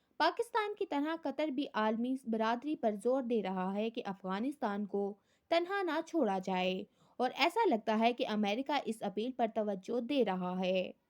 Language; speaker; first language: Urdu; native; Urdu